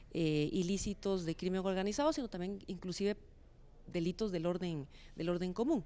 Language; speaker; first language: Spanish; native; Spanish